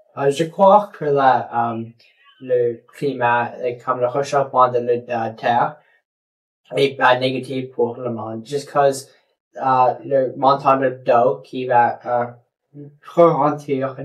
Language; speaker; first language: French; non-native, local second language; English